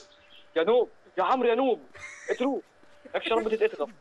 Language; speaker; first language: Arabic; native; Arabic